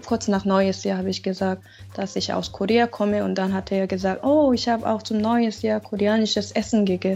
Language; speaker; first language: German; non-native, fluent; Korean